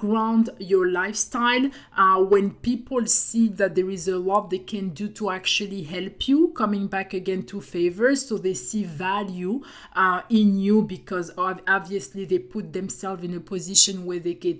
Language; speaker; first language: English; non-native, fluent; French